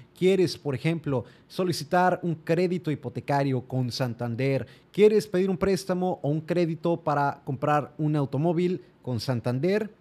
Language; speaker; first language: Spanish; native; Spanish